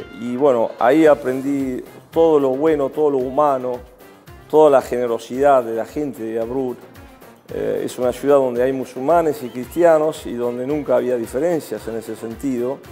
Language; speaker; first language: Spanish; early bilingual, other home language; Arabic